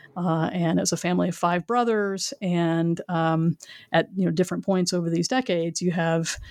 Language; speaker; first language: English; native; English